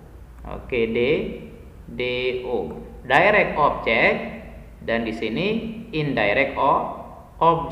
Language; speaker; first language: English; non-native, fluent; Indonesian